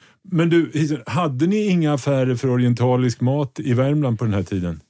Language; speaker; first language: Swedish; native; Swedish